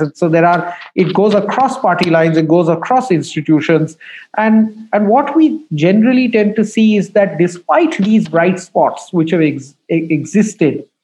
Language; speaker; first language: English; non-native, local second language; Bangla